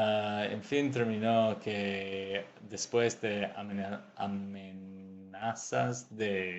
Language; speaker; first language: Spanish; non-native, fluent; English